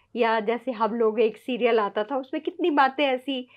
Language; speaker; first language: Hindi; native; Hindi